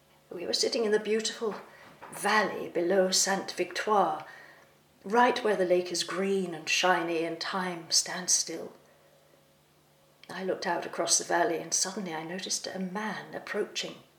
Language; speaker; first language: English; native; English